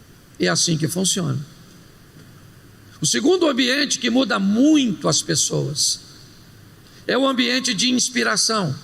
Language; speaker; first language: Portuguese; native; Portuguese